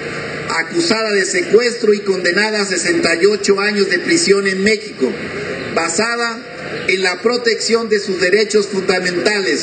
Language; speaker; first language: Spanish; native; Spanish